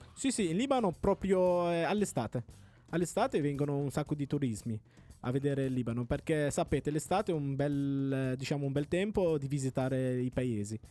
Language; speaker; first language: Italian; non-native, fluent; Arabic